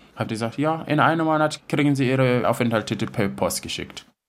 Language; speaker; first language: German; non-native, fluent; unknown